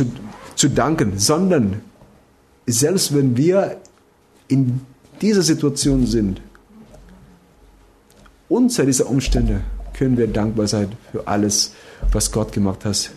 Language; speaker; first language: German; non-native, fluent; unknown